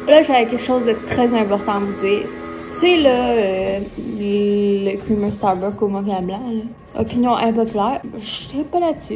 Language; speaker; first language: French; native; French